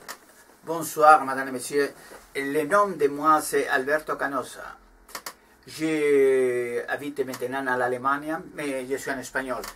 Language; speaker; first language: French; non-native, learner; Spanish